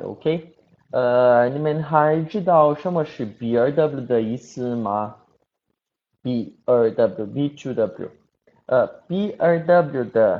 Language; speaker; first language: Chinese; non-native, learner; Portuguese